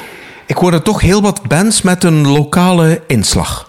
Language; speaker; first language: Dutch; native; Dutch